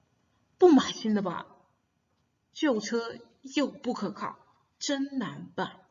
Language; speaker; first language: Chinese; non-native, fluent; English